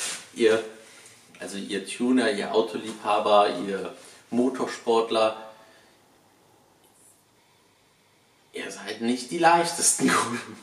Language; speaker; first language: German; native; German